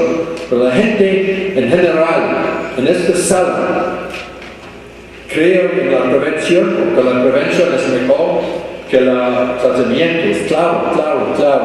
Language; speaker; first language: Spanish; non-native, fluent; English